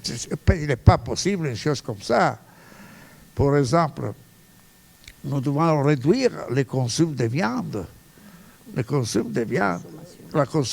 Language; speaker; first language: French; non-native, fluent; Italian